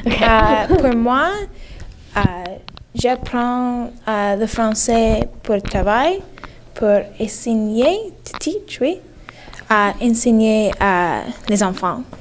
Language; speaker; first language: French; non-native, learner; English